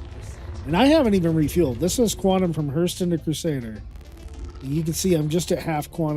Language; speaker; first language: English; native; English